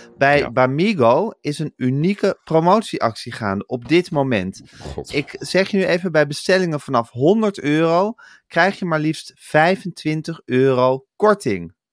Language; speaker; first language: Dutch; native; Dutch